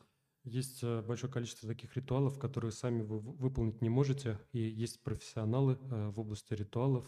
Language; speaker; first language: Russian; native; Russian